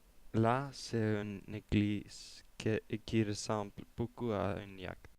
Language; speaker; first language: French; non-native, learner; Icelandic